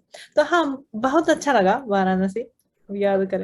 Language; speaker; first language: Hindi; non-native, fluent; Japanese